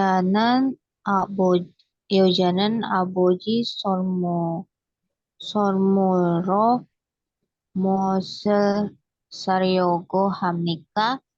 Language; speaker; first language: Korean; non-native, learner; Indonesian